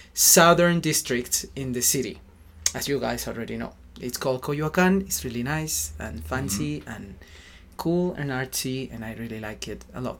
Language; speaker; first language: English; non-native, fluent; Spanish